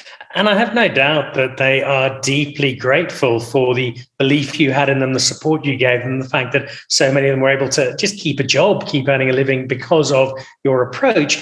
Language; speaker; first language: English; native; English